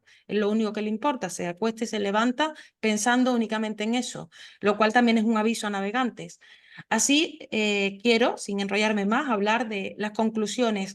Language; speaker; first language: Spanish; native; Spanish